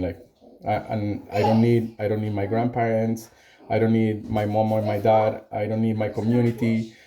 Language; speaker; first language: English; non-native, fluent; Spanish